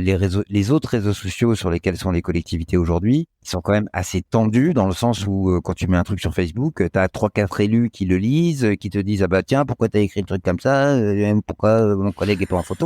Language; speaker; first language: French; native; French